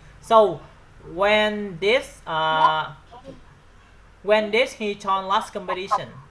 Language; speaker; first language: English; non-native, learner; Vietnamese